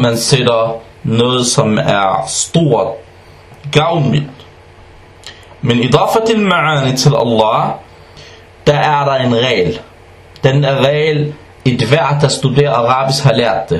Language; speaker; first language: Danish; non-native, fluent; Arabic